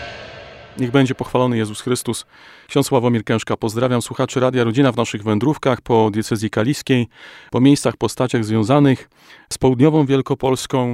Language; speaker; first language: Polish; native; Polish